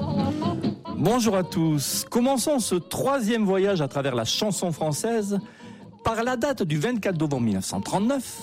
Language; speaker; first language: French; native; French